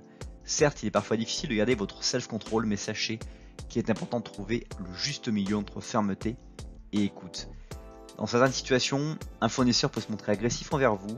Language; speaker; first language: French; native; French